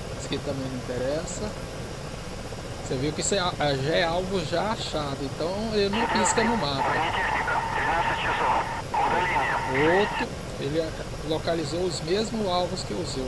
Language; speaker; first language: Portuguese; native; Portuguese